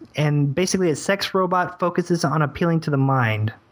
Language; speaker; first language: English; native; English